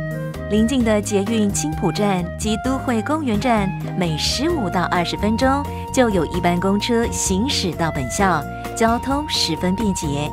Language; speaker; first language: Chinese; native; Chinese